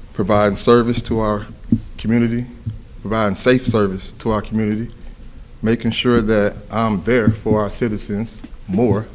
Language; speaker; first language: English; native; English